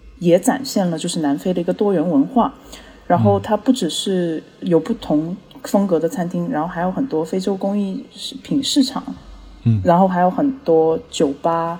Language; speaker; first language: Chinese; early bilingual, heritage; Chinese